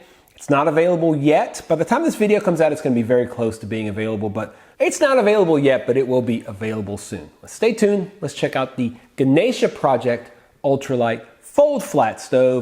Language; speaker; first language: English; native; English